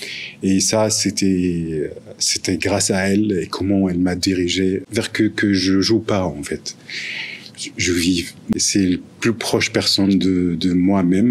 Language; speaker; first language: French; non-native, fluent; Arabic